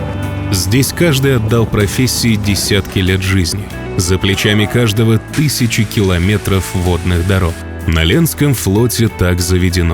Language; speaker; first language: Russian; native; Russian